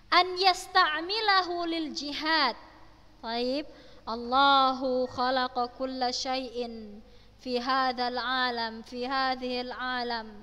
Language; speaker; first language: Arabic; non-native, fluent; Indonesian